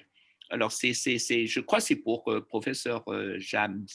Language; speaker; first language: French; non-native, fluent; Vietnamese